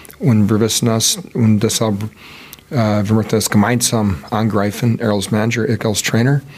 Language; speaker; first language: German; non-native, learner; English